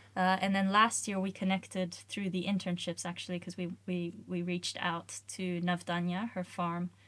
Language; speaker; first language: English; native; English